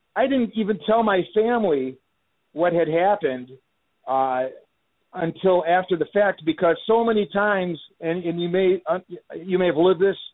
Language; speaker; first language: English; native; English